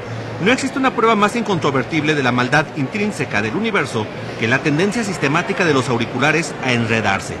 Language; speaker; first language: Spanish; native; Spanish